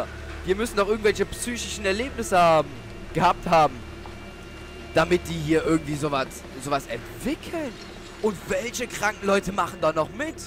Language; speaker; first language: German; native; German